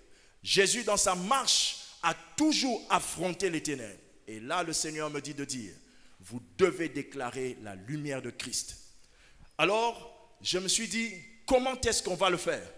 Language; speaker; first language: French; non-native, local second language; Lingala